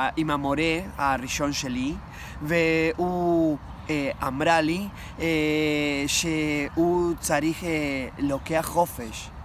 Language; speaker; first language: Hebrew; non-native, learner; Spanish